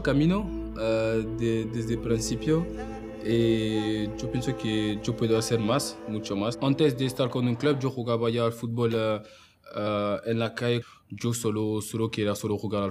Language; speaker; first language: Spanish; non-native, learner; French